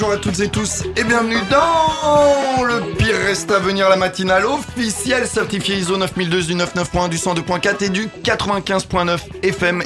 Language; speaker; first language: French; native; French